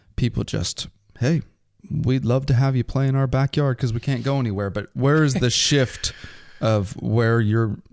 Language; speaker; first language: English; native; English